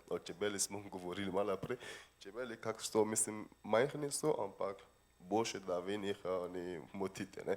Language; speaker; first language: Slovenian; non-native, fluent; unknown